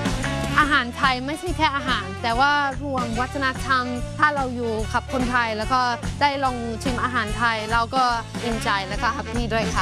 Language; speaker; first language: Thai; non-native, fluent; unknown